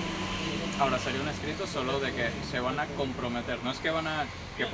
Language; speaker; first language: Spanish; native; Spanish